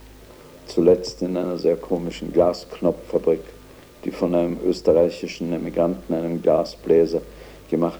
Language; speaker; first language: German; native; German